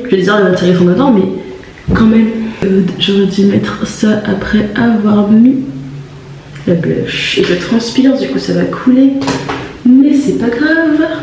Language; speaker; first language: French; native; French